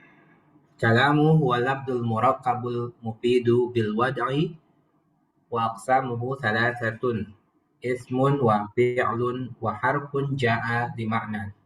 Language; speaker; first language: Arabic; non-native, learner; Indonesian